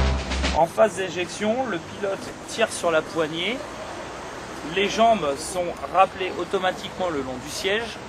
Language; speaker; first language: French; native; French